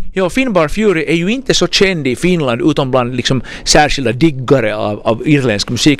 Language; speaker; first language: Swedish; native; Swedish